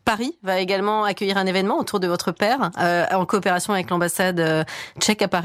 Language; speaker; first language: French; native; French